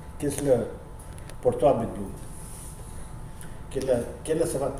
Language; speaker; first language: French; non-native, learner; Spanish